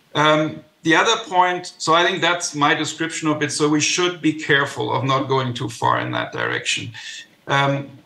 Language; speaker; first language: English; non-native, fluent; German